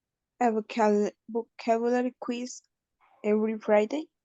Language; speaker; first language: English; non-native, learner; Spanish